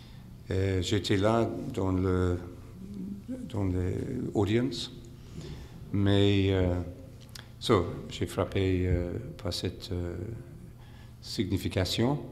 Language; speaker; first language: French; non-native, fluent; English